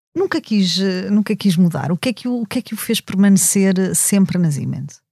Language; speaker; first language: Portuguese; native; Portuguese